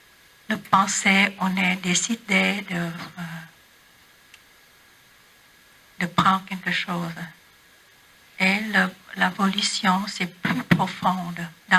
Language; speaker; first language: French; non-native, learner; Vietnamese